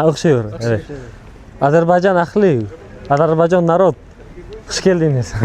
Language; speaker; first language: Turkish; non-native, learner; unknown